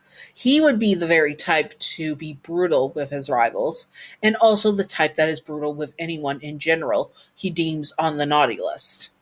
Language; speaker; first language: English; native; English